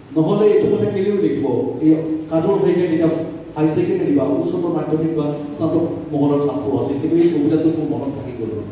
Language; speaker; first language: Assamese; native; Assamese